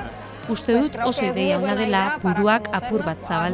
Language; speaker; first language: Basque; non-native, fluent; Polish